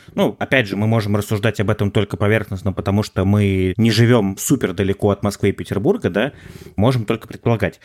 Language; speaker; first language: Russian; native; Russian